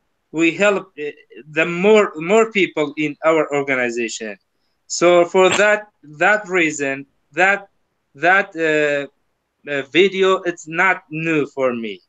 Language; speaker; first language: English; non-native, learner; Kurdish